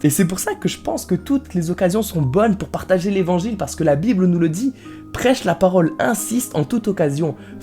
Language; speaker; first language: French; native; French